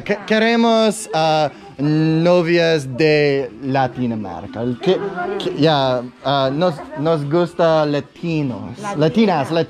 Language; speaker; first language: Spanish; non-native, learner; English